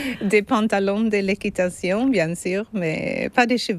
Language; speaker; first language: French; non-native, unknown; Swedish